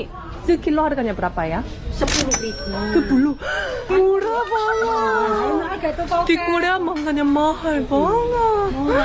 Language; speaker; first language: Indonesian; non-native, learner; Korean